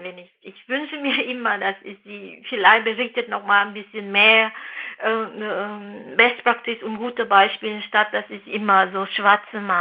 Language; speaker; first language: German; non-native, fluent; Vietnamese